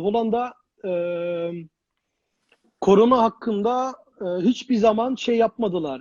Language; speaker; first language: Turkish; early bilingual, heritage; Turkish